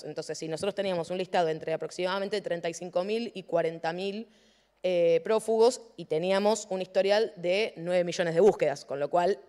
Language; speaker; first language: Spanish; native; Spanish